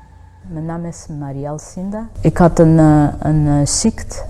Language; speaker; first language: Dutch; non-native, fluent; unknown